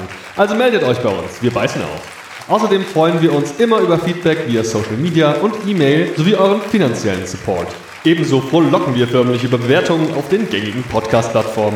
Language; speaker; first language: German; native; German